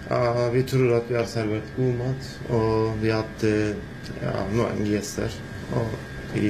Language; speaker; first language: Norwegian; non-native, learner; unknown